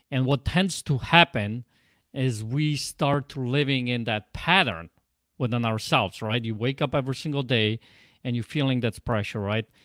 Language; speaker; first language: English; non-native, fluent; Polish